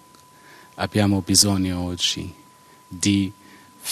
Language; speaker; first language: Italian; non-native, fluent; Arabic